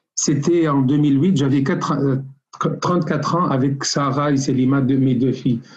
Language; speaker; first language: French; non-native, local second language; Arabic